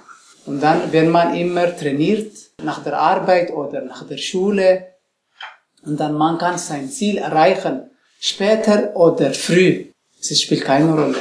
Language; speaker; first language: German; non-native, learner; Tigrinya